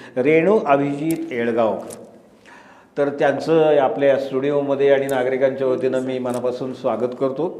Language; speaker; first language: Marathi; native; Marathi